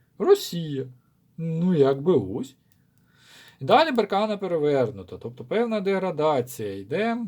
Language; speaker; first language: Ukrainian; non-native, local second language; Russian